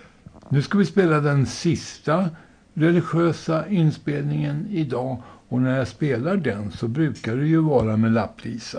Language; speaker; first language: Swedish; native; Swedish